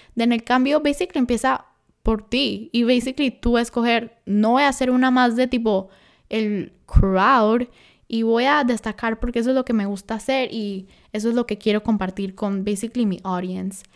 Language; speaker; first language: Spanish; early bilingual, heritage; Spanish